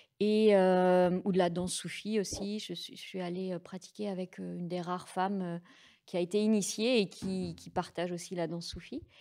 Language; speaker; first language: French; native; French